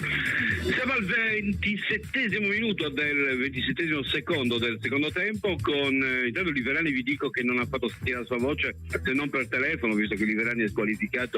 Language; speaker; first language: Italian; native; Italian